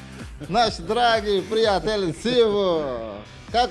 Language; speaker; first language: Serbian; non-native, learner; Portuguese